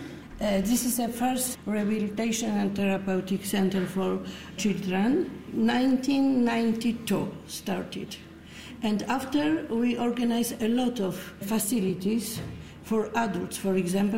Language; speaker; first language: English; non-native, learner; Polish